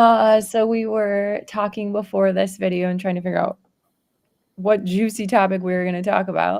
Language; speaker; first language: English; native; English